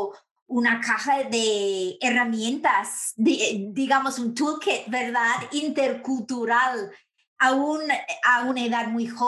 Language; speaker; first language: Spanish; non-native, fluent; English